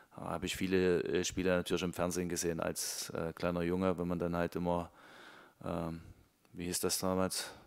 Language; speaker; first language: German; native; German